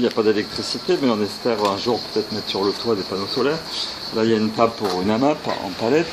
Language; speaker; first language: French; native; French